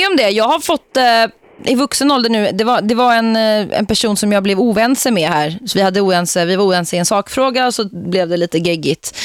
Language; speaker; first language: Swedish; native; Swedish